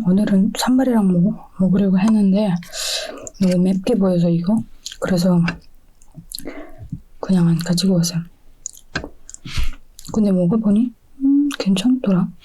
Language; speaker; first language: Korean; non-native, fluent; Indonesian